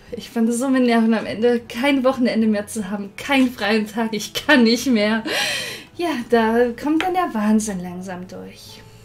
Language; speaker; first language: German; native; German